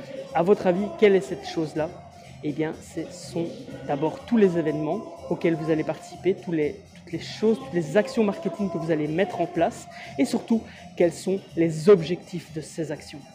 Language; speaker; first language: French; native; French